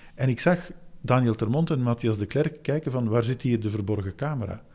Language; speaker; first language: Dutch; native; Dutch